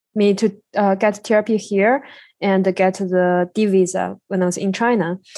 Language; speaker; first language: English; non-native, learner; Chinese